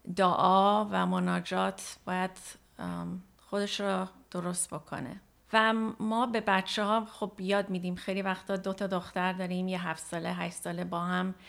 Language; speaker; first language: Persian; early bilingual, heritage; Persian